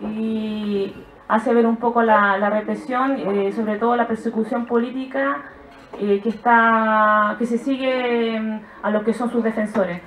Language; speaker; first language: Spanish; native; Spanish